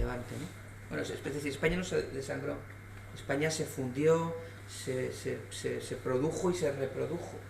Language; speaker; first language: Spanish; native; Spanish